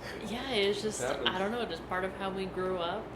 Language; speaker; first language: English; native; English